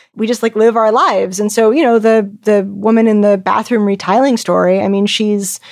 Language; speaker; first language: English; native; English